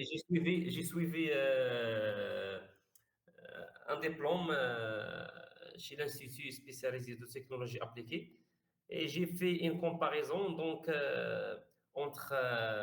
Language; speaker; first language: French; non-native, learner; Arabic